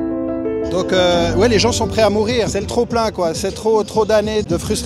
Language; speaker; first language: French; native; French